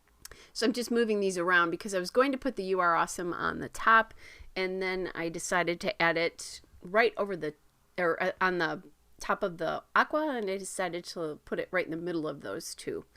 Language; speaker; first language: English; native; English